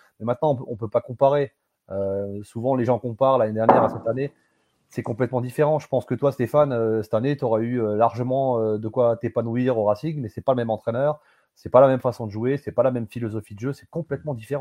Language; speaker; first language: French; native; French